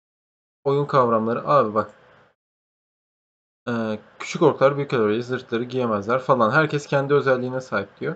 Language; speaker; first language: Turkish; native; Turkish